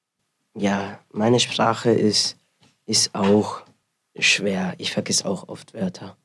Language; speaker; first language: German; early bilingual, other home language; Spanish